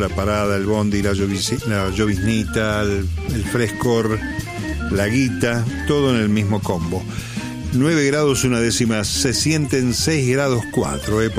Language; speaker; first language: Spanish; native; Spanish